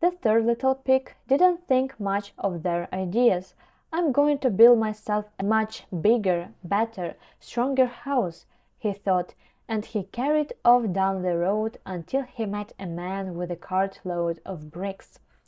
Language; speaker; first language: English; non-native, fluent; Ukrainian